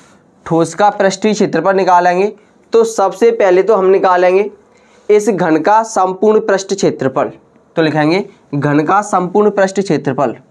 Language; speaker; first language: Hindi; native; Hindi